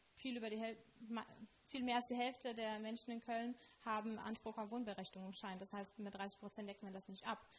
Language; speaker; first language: German; non-native, fluent; Lithuanian